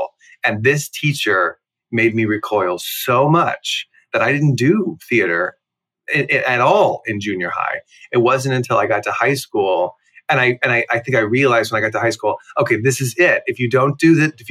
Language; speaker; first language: English; native; English